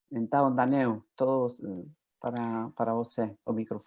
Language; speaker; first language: Portuguese; non-native, fluent; Spanish